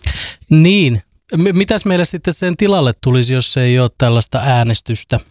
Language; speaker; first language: Finnish; native; Finnish